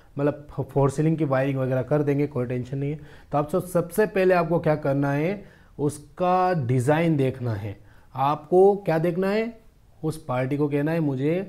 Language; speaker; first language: Hindi; native; Hindi